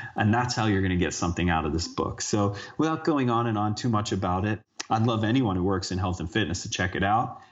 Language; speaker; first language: English; native; English